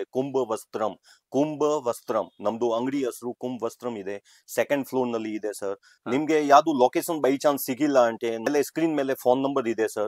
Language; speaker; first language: Kannada; non-native, local second language; Telugu